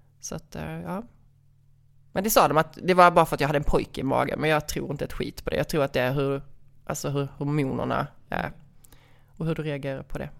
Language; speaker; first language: Swedish; native; Swedish